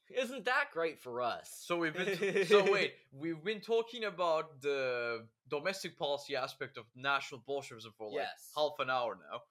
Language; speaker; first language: English; non-native, fluent; Turkish